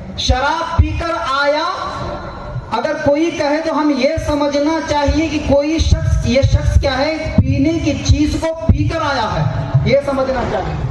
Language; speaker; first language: Urdu; native; Urdu